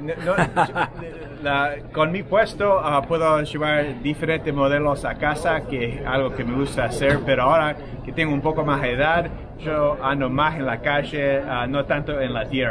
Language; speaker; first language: Spanish; non-native, fluent; English